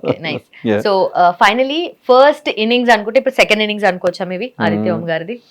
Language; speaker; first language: Telugu; native; Telugu